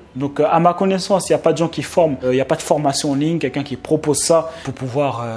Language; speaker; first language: French; native; French